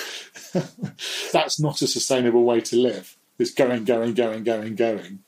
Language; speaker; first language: English; native; English